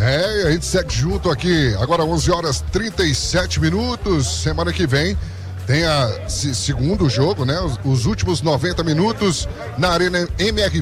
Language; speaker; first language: Portuguese; native; Portuguese